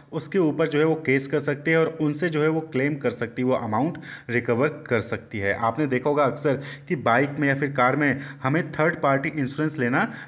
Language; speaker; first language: Hindi; native; Hindi